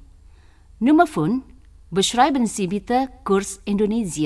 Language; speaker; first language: German; non-native, learner; Indonesian